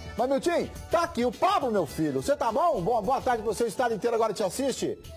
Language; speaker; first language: Portuguese; native; Portuguese